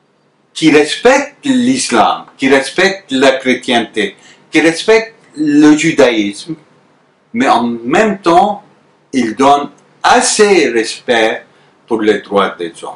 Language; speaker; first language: French; non-native, fluent; Arabic